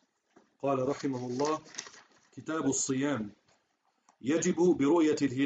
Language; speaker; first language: Arabic; native; Arabic